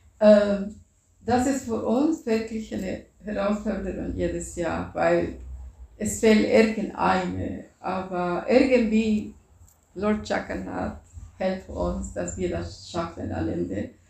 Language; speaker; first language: German; non-native, fluent; Spanish